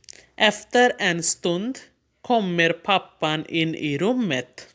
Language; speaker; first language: Swedish; non-native, fluent; Urdu